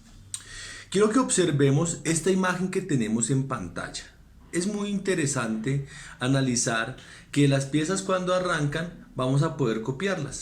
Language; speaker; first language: Spanish; native; Spanish